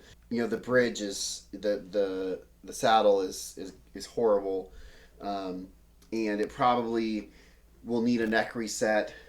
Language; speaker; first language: English; native; English